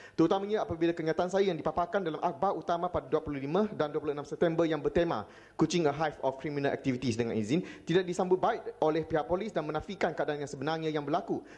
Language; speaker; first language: Malay; non-native, local second language; Chinese